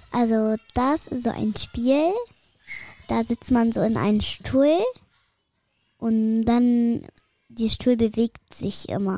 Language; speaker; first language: German; early bilingual, other home language; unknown